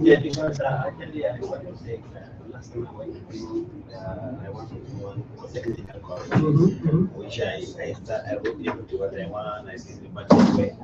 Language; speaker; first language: English; non-native, learner; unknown